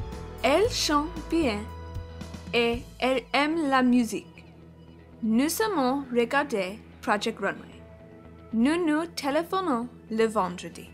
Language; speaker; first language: French; non-native, learner; English